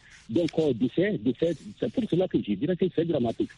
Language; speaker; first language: French; non-native, local second language; Bambara